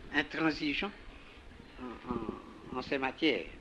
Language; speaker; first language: French; native; French